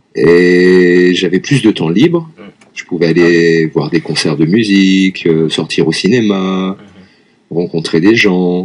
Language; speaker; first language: French; native; French